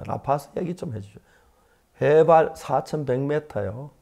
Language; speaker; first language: Korean; native; Korean